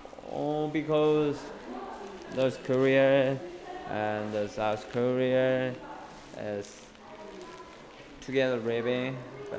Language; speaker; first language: English; non-native, learner; Korean